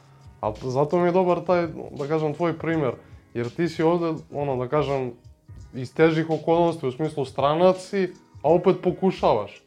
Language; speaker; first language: Serbian; native; Serbian